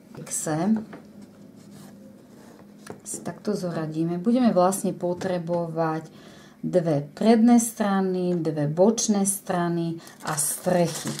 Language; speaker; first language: Slovak; native; Slovak